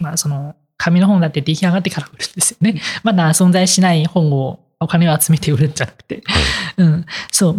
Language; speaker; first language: Japanese; non-native, fluent; Chinese